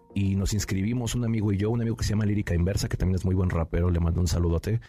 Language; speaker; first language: Spanish; native; Spanish